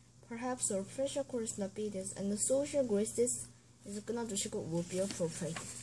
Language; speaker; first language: English; non-native, fluent; Korean